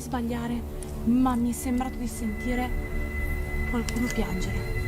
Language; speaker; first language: Italian; native; Italian